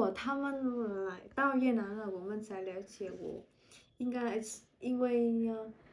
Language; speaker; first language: Chinese; non-native, learner; Vietnamese